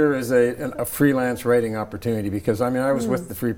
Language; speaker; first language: English; native; English